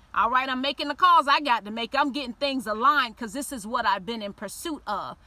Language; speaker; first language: English; native; English